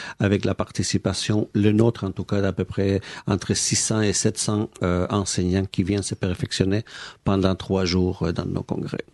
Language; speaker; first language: French; non-native, fluent; Spanish